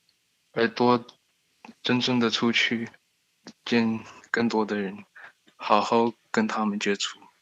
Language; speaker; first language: Chinese; early bilingual, heritage; Chinese